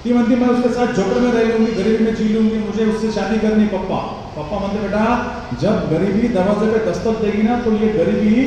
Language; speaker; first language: Hindi; non-native, local second language; Marathi